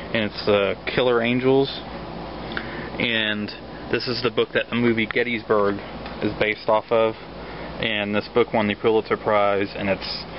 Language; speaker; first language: English; native; English